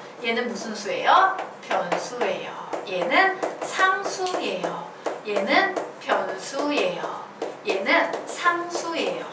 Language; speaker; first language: Korean; native; Korean